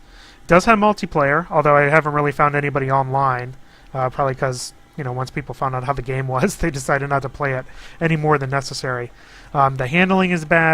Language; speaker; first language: English; native; English